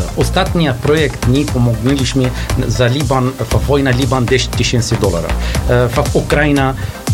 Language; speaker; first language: Polish; non-native, learner; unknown